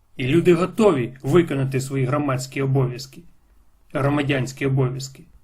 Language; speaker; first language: Ukrainian; non-native, local second language; Russian